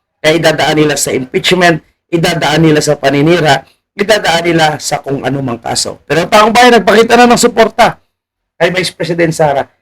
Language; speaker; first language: Filipino; native; Filipino